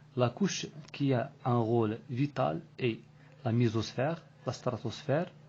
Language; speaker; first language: French; non-native, local second language; Arabic